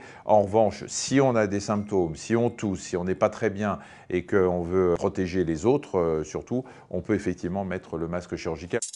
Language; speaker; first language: French; native; French